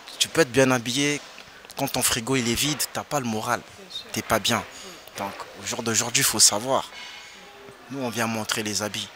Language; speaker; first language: French; early bilingual, other home language; Lingala